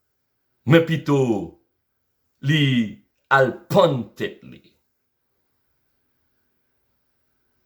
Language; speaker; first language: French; non-native, learner; Haitian Creole